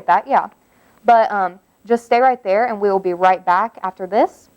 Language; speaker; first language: English; native; English